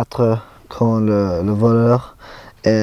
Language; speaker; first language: French; non-native, learner; English